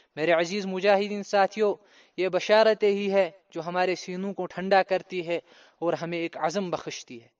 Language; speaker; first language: Urdu; non-native, local second language; Kashmiri